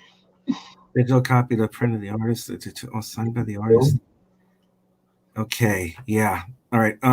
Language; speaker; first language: English; native; English